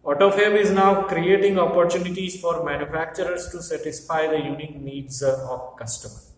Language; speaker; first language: English; non-native, local second language; Gujarati